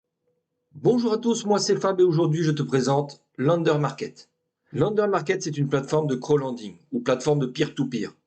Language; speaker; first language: French; native; French